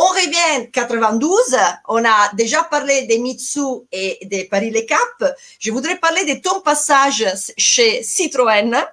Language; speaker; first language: French; non-native, fluent; Italian